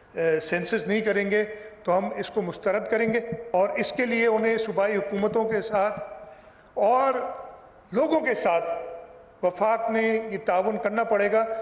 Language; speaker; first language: Urdu; non-native, local second language; Sindhi